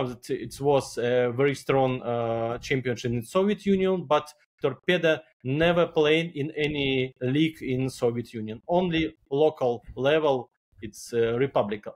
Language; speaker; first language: English; non-native, learner; Belarusian